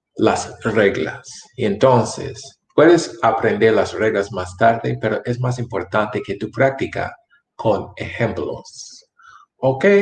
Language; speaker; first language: Spanish; non-native, fluent; English